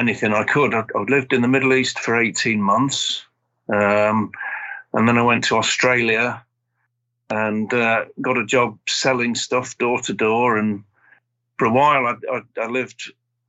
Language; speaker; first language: English; native; English